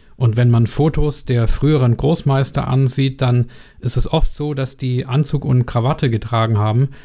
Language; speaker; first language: German; native; German